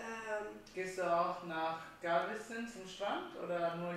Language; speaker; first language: German; non-native, fluent; Italian